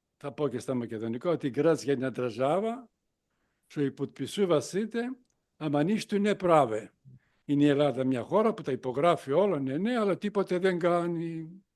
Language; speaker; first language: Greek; non-native, local second language; Macedonian